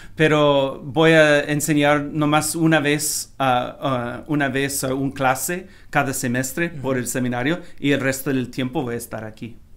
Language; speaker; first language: Spanish; non-native, learner; English